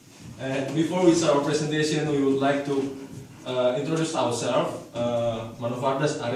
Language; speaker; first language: English; non-native, learner; Indonesian